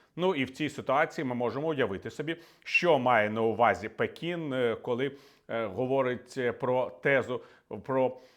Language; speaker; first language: Ukrainian; native; Ukrainian